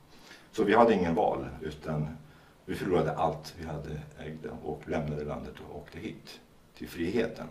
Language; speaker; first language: Swedish; non-native, fluent; Kurdish